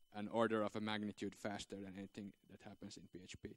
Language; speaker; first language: English; non-native, fluent; Finnish